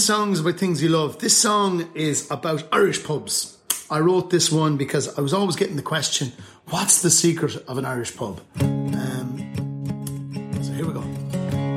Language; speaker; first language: English; native; English